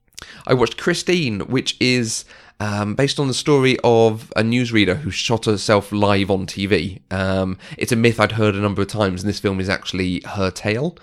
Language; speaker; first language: English; native; English